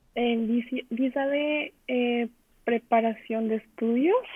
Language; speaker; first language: Spanish; native; Spanish